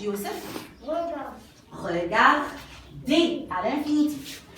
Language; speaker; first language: French; non-native, local second language; Arabic